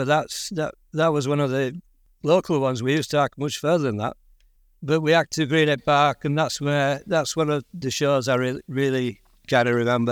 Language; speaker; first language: English; native; English